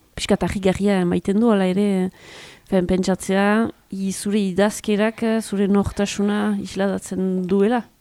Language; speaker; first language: Basque; native; Basque